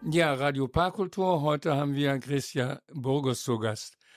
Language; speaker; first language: German; native; German